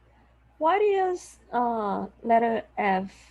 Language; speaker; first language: English; non-native, learner; Portuguese